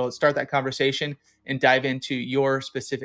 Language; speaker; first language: English; native; English